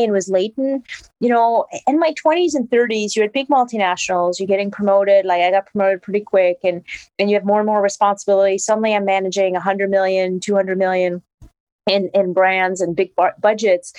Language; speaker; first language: English; non-native, fluent; French